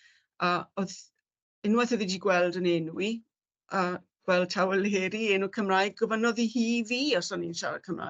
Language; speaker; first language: Welsh; native; Welsh